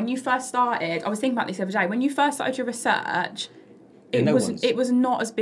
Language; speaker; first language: English; native; English